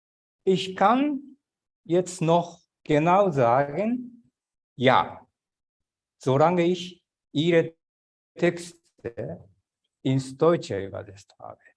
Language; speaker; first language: German; non-native, fluent; Japanese